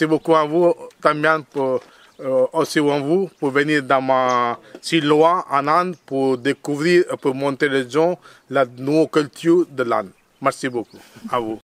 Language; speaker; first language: French; non-native, fluent; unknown